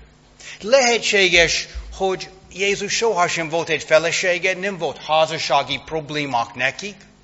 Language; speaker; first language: Hungarian; non-native, fluent; English